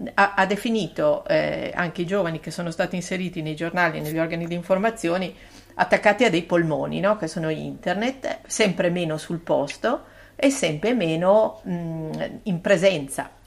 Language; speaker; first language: Italian; native; Italian